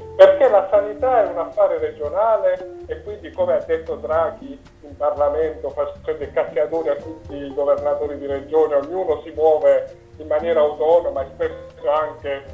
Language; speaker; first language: Italian; native; Italian